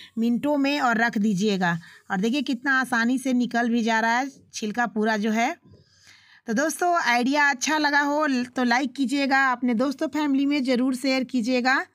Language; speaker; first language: Hindi; native; Hindi